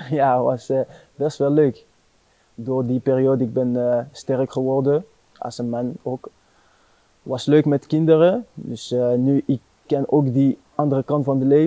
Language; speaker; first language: Dutch; non-native, fluent; French